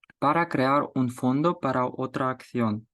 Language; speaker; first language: Spanish; non-native, fluent; Ukrainian